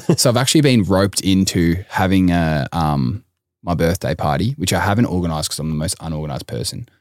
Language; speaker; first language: English; native; English